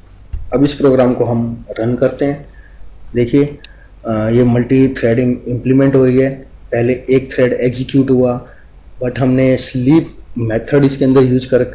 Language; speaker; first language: Hindi; native; Hindi